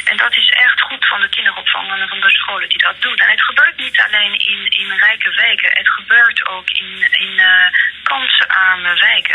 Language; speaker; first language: Dutch; non-native, fluent; French